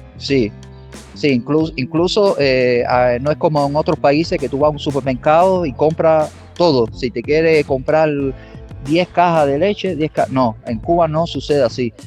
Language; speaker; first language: Spanish; native; Spanish